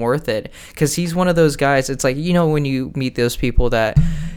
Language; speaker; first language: English; native; English